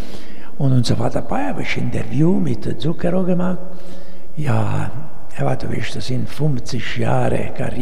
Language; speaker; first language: German; non-native, learner; Italian